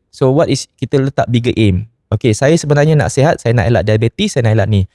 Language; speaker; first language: Malay; native; Malay